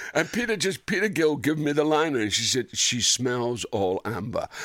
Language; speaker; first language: English; native; English